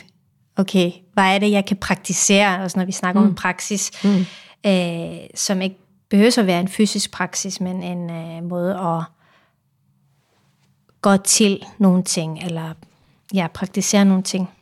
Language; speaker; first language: Danish; non-native, fluent; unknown